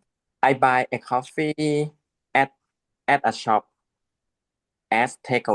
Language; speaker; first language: English; non-native, learner; Thai